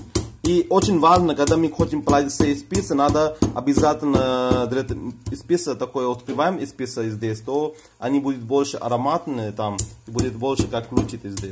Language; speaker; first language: Russian; non-native, fluent; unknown